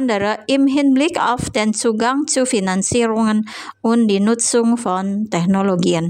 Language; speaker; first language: German; non-native, fluent; Indonesian